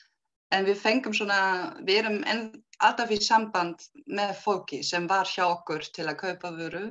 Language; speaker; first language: Icelandic; non-native, learner; German